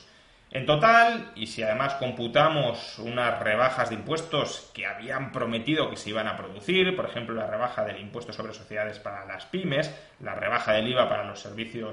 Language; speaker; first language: Spanish; native; Spanish